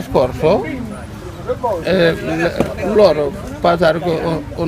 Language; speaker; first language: Italian; non-native, learner; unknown